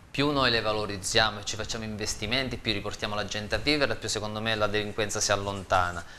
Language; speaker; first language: Italian; native; Italian